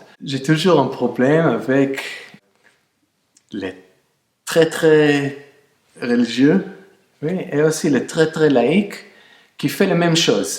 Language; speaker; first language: French; non-native, fluent; English